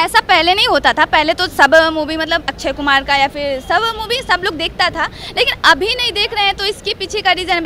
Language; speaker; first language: Hindi; native; Hindi